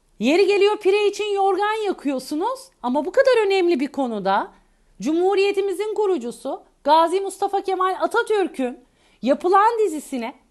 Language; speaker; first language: Turkish; native; Turkish